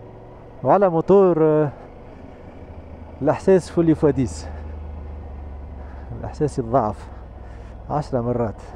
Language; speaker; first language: Arabic; native; Arabic